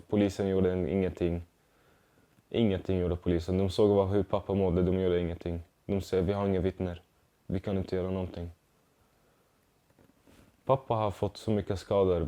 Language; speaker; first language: Swedish; non-native, fluent; Arabic